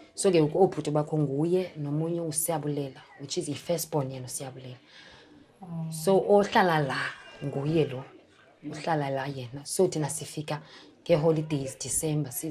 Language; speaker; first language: Zulu; non-native, local second language; Xhosa